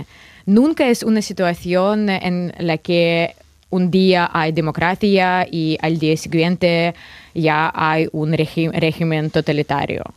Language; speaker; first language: Spanish; non-native, fluent; Russian